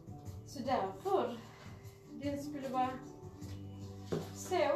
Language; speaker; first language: Swedish; non-native, learner; Cebuano